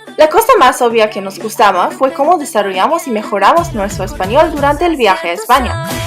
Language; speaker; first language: Spanish; non-native, learner; English